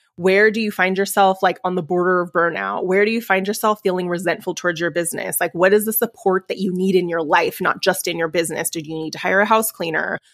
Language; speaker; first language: English; early bilingual, other home language; Spanish